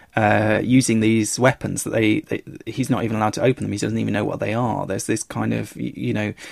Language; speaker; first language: English; native; English